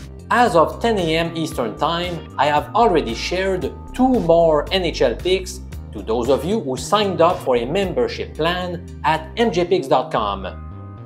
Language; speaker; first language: English; non-native, fluent; French